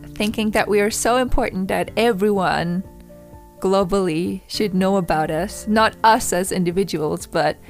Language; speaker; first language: English; non-native, fluent; German